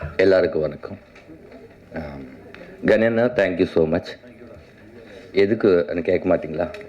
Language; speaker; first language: Tamil; non-native, learner; Telugu